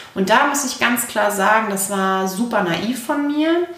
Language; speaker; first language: German; native; German